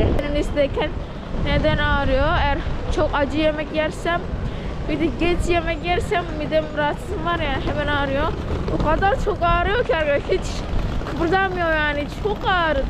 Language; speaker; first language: Turkish; non-native, learner; Indonesian